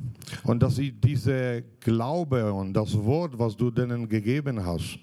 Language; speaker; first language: German; non-native, fluent; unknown